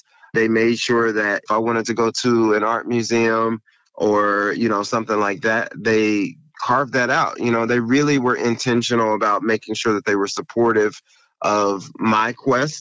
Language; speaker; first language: English; native; English